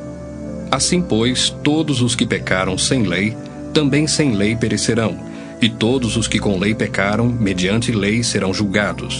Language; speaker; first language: Portuguese; native; Portuguese